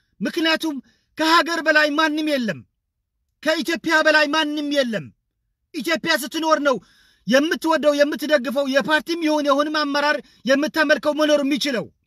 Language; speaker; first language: Amharic; non-native, local second language; Tigrinya